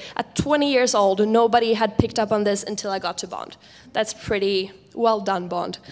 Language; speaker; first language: English; non-native, fluent; Swedish